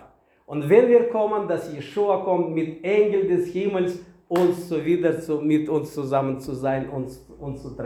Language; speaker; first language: German; non-native, learner; Russian